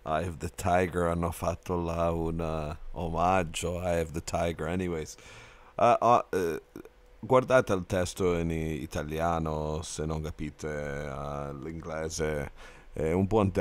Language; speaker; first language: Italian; non-native, learner; English